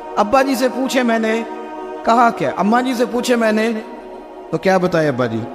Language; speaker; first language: Urdu; non-native, local second language; Punjabi